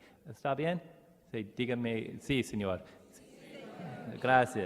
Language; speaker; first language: Spanish; non-native, learner; English